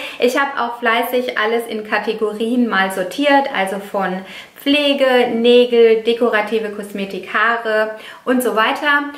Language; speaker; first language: German; non-native, fluent; Italian